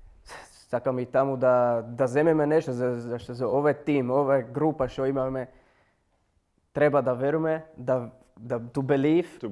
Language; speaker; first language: Macedonian; non-native, learner; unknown